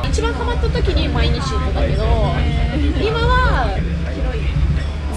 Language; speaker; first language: Japanese; non-native, fluent; Russian